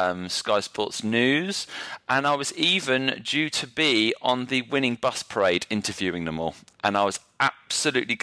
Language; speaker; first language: English; native; English